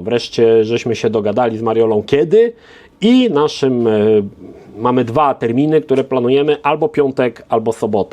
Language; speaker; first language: Polish; native; Polish